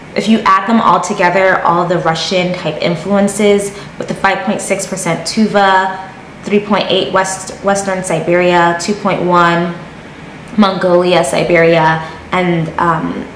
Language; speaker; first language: English; native; English